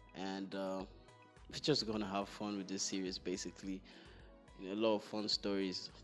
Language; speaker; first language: English; non-native, local second language; Igbo